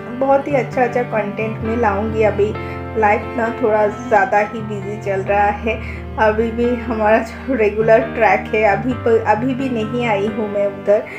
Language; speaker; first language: Hindi; non-native, local second language; Bangla